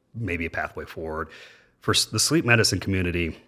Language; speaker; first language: English; native; English